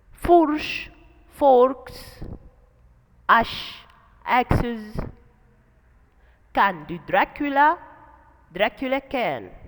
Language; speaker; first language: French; non-native, fluent; Arabic